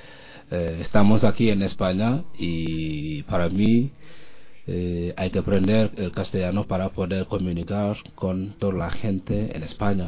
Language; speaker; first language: Spanish; non-native, learner; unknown